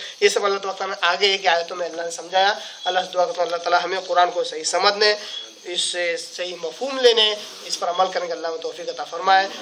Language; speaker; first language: Urdu; native; Urdu